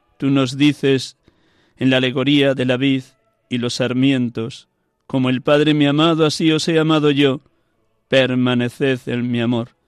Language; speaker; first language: Spanish; native; Spanish